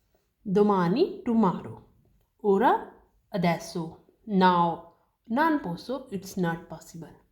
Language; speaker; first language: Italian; non-native, learner; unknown